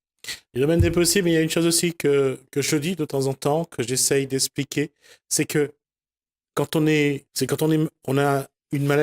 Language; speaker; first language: French; native; French